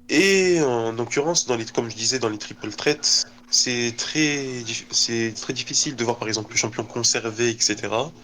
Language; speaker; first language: French; native; French